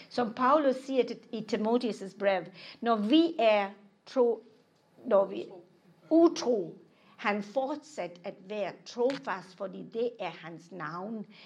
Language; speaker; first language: Danish; non-native, fluent; English